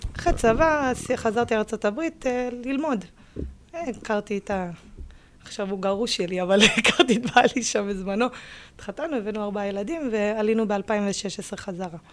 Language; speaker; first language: Hebrew; early bilingual, other home language; English